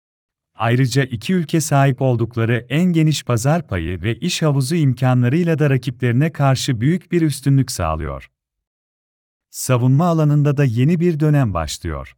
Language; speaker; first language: Turkish; native; Turkish